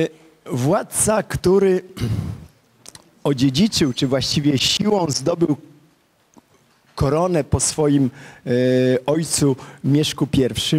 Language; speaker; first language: Polish; native; Polish